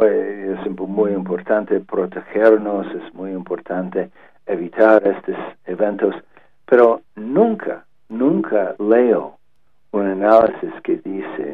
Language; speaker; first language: Spanish; non-native, learner; English